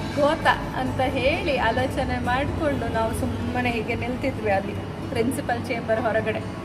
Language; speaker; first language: Kannada; native; Kannada